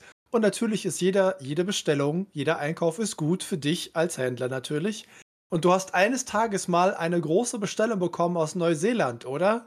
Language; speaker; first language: German; native; German